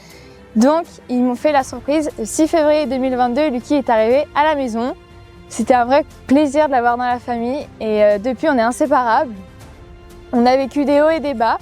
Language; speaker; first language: French; native; French